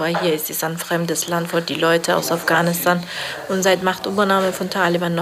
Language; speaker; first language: German; non-native, learner; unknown